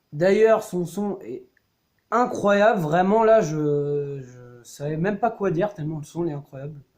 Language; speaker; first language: French; native; French